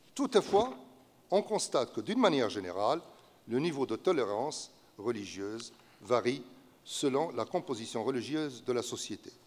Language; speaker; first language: French; non-native, local second language; Arabic